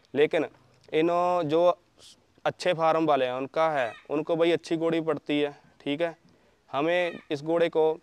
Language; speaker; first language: Hindi; native; Hindi